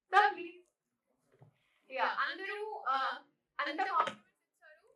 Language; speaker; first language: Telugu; non-native, learner; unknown